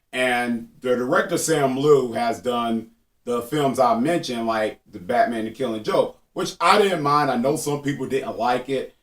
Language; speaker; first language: English; native; English